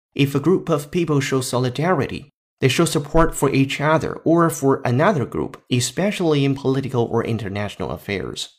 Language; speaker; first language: English; non-native, fluent; Chinese